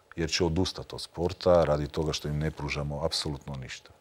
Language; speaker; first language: Croatian; native; Croatian